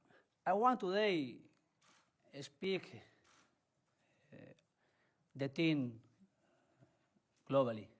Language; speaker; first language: English; non-native, learner; Spanish